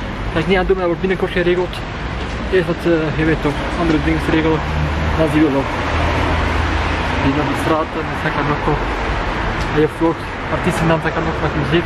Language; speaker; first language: Dutch; non-native, local second language; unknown